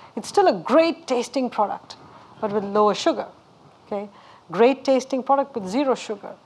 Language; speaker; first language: English; non-native, local second language; Tamil